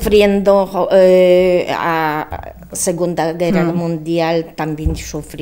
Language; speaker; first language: Spanish; non-native, learner; Polish